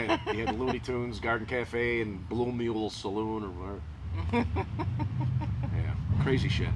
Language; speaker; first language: English; native; English